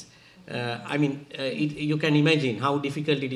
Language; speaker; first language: English; non-native, local second language; Sinhala